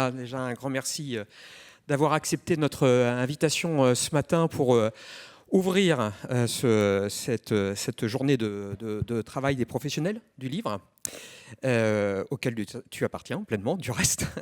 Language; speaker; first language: French; native; French